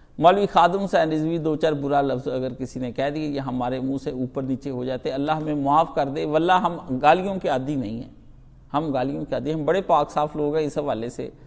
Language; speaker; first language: Urdu; non-native, local second language; Punjabi